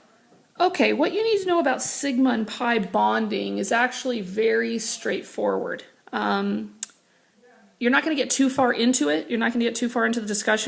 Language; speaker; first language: English; native; English